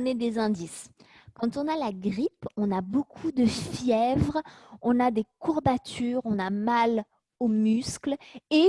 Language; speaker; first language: French; native; French